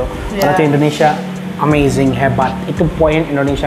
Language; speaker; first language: Indonesian; non-native, learner; Arabic